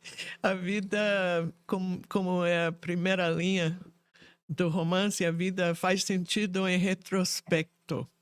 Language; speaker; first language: Portuguese; non-native, fluent; English